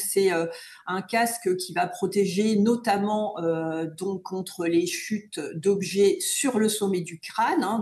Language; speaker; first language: French; native; French